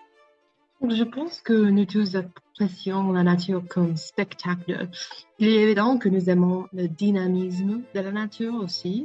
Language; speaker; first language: French; non-native, learner; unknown